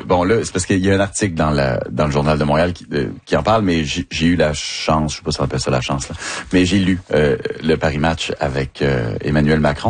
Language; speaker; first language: French; native; French